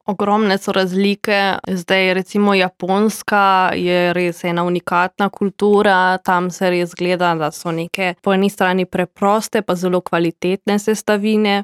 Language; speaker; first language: Slovenian; native; Slovenian